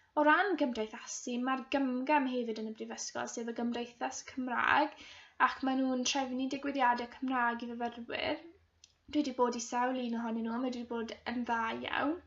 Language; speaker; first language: Welsh; non-native, local second language; English